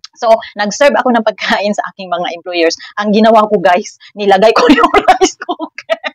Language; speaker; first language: Filipino; native; Filipino